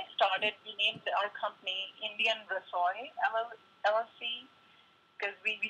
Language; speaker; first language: English; non-native, local second language; Hindi